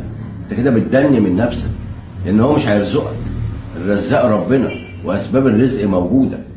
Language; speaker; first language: Arabic; native; Arabic